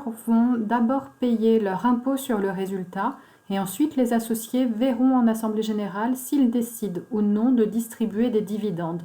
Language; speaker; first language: French; native; French